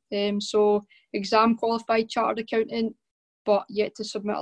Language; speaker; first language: English; native; English